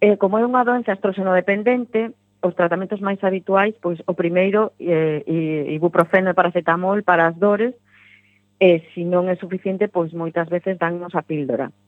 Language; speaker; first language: Galician; non-native, local second language; Spanish